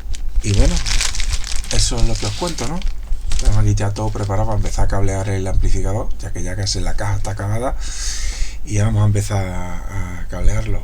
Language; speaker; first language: Spanish; native; Spanish